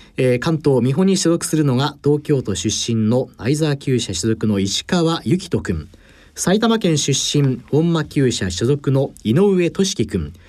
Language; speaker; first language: Japanese; native; Japanese